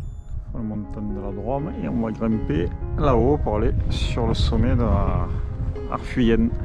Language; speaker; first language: French; native; French